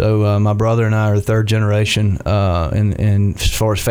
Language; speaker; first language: English; native; English